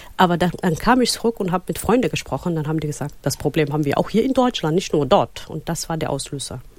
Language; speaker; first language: German; non-native, fluent; Somali